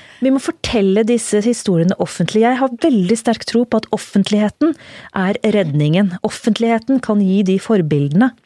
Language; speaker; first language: Norwegian; early bilingual, other home language; Urdu